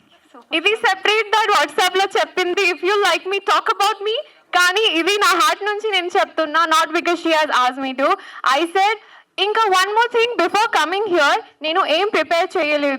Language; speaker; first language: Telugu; non-native, learner; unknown